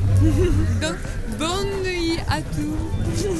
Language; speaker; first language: French; non-native, learner; Ukrainian